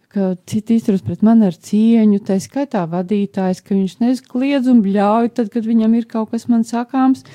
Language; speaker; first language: Latvian; native; Latvian